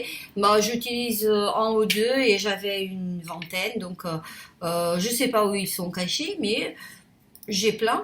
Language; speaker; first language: French; non-native, fluent; Portuguese